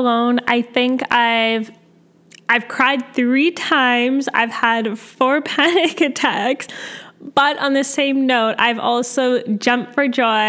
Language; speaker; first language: English; native; English